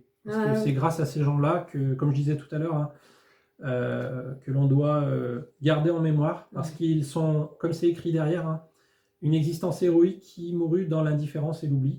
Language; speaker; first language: French; native; French